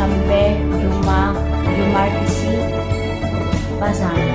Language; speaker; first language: Turkish; non-native, learner; Filipino